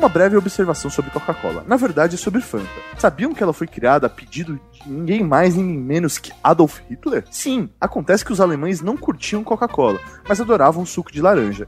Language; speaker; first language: Portuguese; native; Portuguese